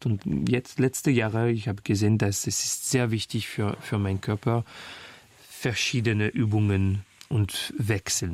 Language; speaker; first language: German; non-native, fluent; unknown